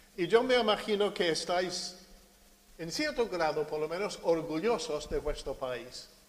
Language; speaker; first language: Spanish; non-native, fluent; English